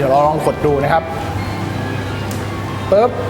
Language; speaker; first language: Thai; native; Thai